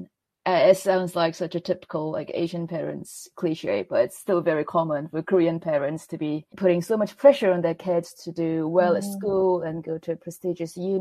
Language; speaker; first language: English; non-native, fluent; Korean